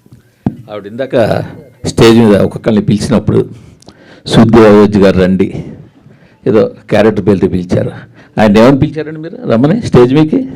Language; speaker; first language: Telugu; native; Telugu